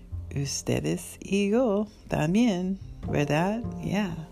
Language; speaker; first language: Spanish; non-native, learner; English